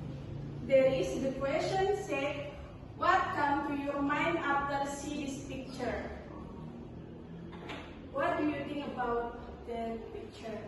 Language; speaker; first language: English; non-native, learner; Indonesian